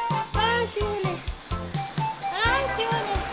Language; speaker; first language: Korean; non-native, learner; Uzbek